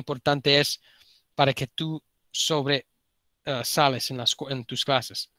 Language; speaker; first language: Spanish; early bilingual, heritage; Spanish